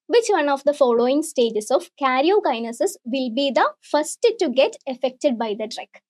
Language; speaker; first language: English; non-native, local second language; Malayalam